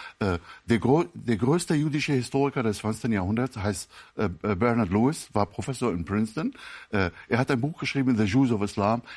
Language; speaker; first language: German; non-native, fluent; Arabic